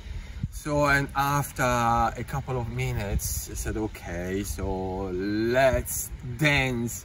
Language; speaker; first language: English; non-native, fluent; Italian